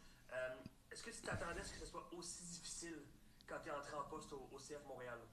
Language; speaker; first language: French; native; French